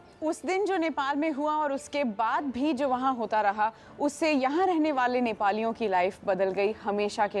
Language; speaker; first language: Hindi; native; Hindi